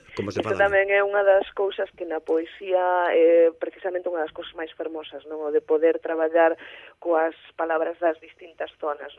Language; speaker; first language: Galician; early bilingual, heritage; Galician